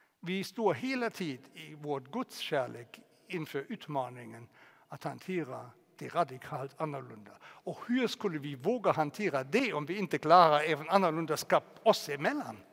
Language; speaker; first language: Swedish; non-native, fluent; German